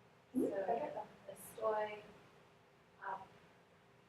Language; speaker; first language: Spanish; non-native, learner; English